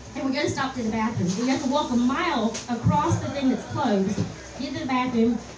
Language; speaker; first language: English; native; English